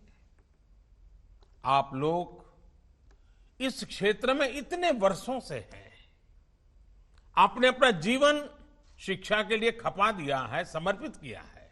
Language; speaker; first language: Hindi; non-native, local second language; Gujarati